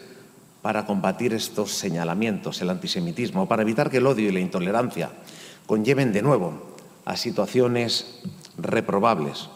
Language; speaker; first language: Spanish; native; Spanish